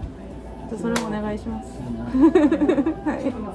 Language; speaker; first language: Japanese; non-native, fluent; Korean